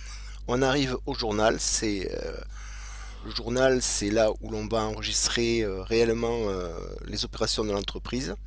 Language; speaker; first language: French; native; French